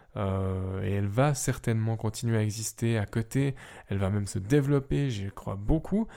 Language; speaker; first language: French; native; French